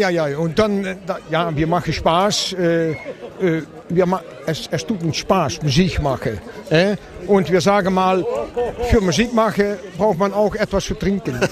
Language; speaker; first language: German; non-native, learner; Dutch